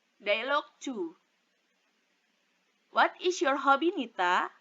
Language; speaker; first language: English; non-native, fluent; Indonesian